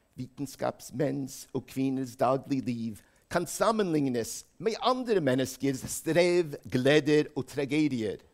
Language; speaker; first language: Norwegian; non-native, fluent; English